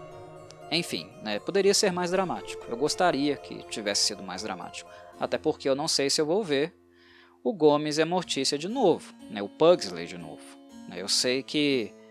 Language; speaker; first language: Portuguese; native; Portuguese